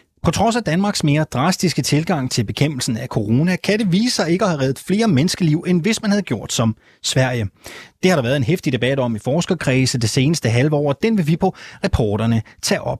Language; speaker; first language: Danish; native; Danish